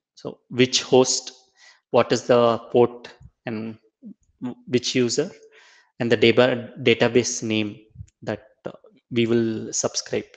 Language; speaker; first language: English; non-native, local second language; Tamil